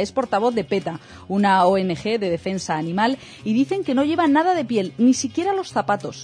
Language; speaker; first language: Spanish; native; Spanish